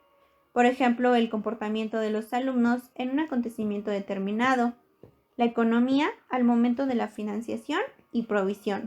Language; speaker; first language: Spanish; native; Spanish